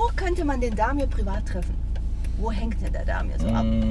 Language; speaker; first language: German; early bilingual, other home language; Bosnian